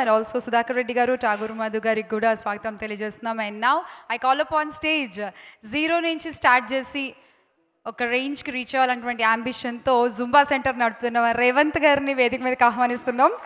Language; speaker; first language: Telugu; native; Telugu